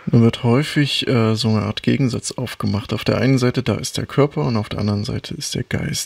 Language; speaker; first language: German; native; German